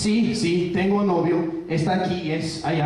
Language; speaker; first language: Spanish; non-native, learner; English